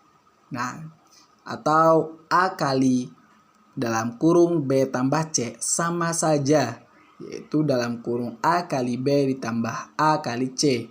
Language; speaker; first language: Indonesian; native; Indonesian